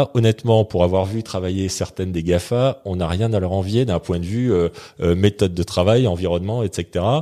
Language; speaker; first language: French; native; French